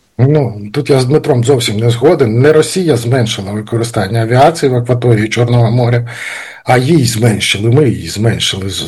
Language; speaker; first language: Ukrainian; native; Ukrainian